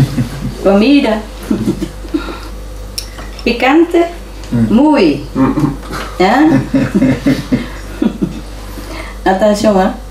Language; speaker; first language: Spanish; non-native, learner; Vietnamese